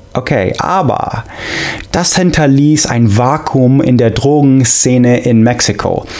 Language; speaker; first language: German; non-native, fluent; English